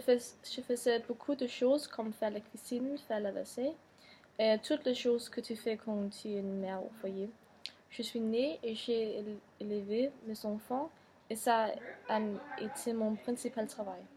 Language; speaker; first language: French; non-native, learner; Danish